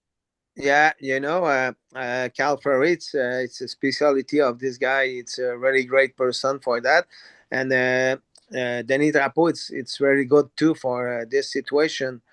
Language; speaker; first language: English; non-native, learner; French